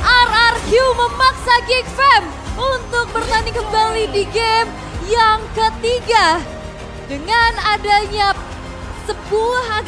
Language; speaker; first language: Indonesian; native; Indonesian